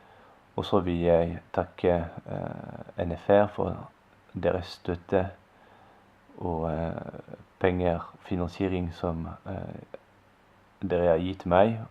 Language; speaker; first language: Norwegian; non-native, fluent; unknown